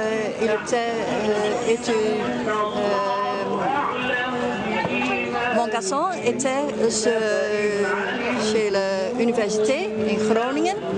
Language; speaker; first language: French; non-native, learner; Dutch